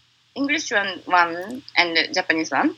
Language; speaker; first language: English; non-native, learner; Japanese